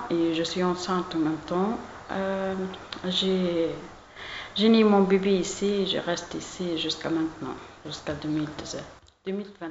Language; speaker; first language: French; non-native, learner; Arabic